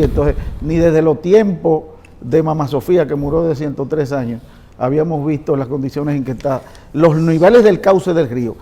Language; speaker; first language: Spanish; native; Spanish